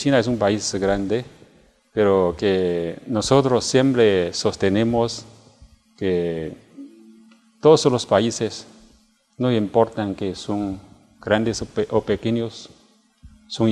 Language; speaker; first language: Spanish; non-native, fluent; Chinese